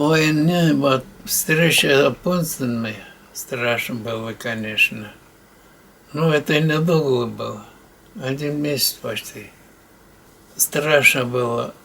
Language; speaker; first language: Russian; non-native, local second language; Bashkir